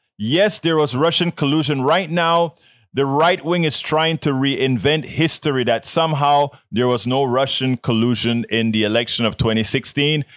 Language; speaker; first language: English; non-native, fluent; Spanish